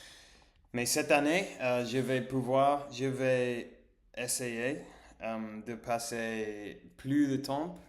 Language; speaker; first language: French; non-native, learner; English